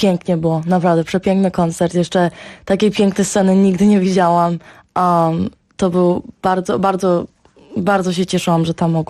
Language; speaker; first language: Polish; early bilingual, heritage; Polish